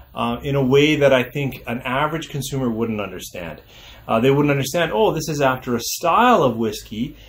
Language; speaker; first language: English; native; English